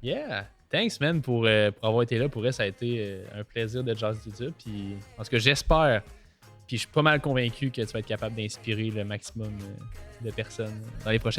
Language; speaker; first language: French; native; French